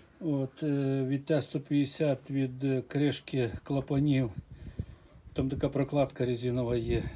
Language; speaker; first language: Ukrainian; native; Ukrainian